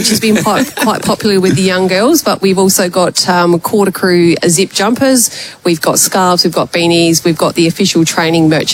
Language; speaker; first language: English; native; English